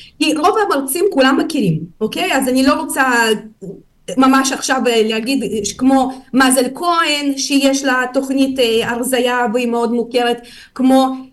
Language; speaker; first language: Hebrew; non-native, fluent; Russian